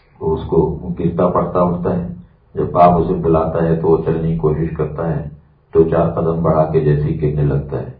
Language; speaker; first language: Urdu; native; Urdu